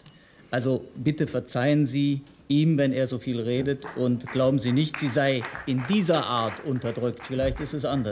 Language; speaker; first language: German; native; German